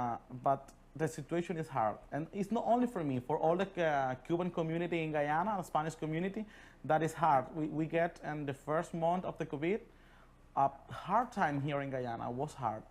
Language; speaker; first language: English; non-native, learner; Spanish